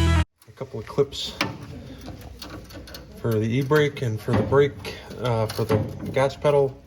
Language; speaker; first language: English; native; English